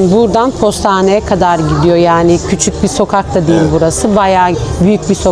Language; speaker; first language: Turkish; early bilingual, heritage; Turkish